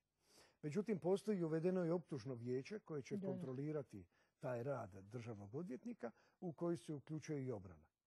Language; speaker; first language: Croatian; native; Croatian